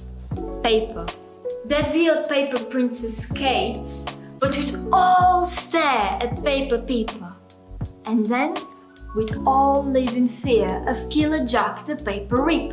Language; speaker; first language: English; non-native, learner; Portuguese